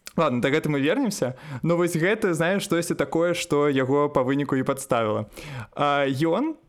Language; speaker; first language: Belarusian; native; Belarusian